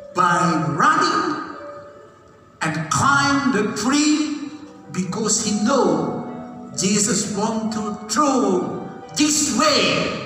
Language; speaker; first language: English; non-native, learner; Indonesian